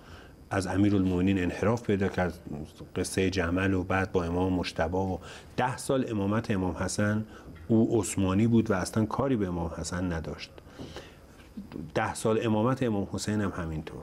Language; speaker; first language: Persian; native; Persian